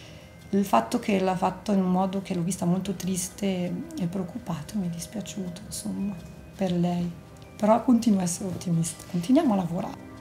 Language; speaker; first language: Italian; native; Italian